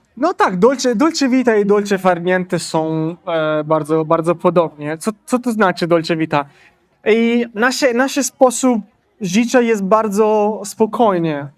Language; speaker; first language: Polish; non-native, learner; Italian